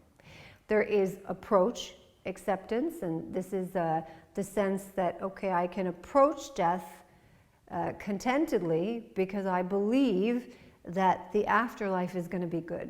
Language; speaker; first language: English; native; English